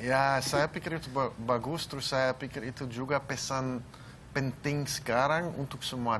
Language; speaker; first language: Indonesian; non-native, learner; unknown